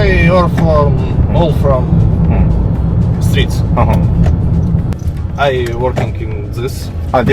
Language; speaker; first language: English; non-native, learner; Russian